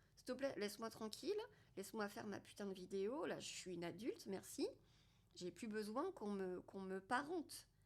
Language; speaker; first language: French; native; French